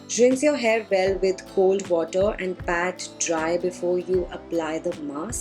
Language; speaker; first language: English; non-native, local second language; Hindi